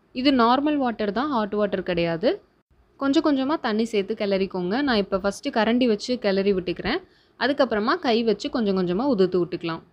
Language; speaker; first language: Tamil; native; Tamil